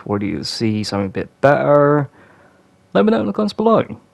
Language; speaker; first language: English; native; English